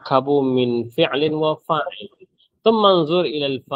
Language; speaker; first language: Arabic; non-native, fluent; Malay